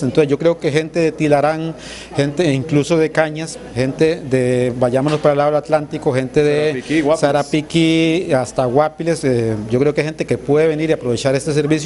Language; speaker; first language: Spanish; native; Spanish